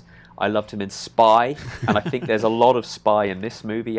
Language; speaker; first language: English; native; English